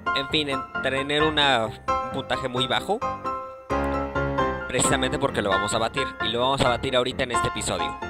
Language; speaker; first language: Spanish; native; Spanish